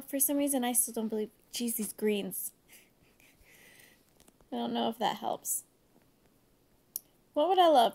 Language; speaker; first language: English; native; English